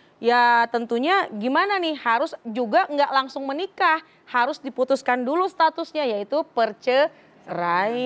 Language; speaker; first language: Indonesian; native; Indonesian